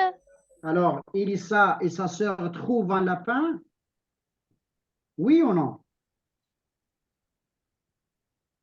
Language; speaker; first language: French; non-native, local second language; Arabic